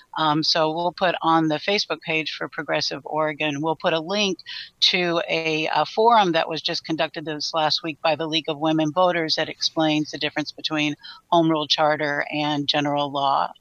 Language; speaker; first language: English; native; English